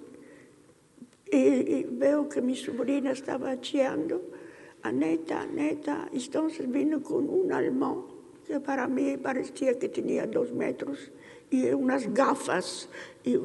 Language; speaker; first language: Spanish; early bilingual, heritage; Ladino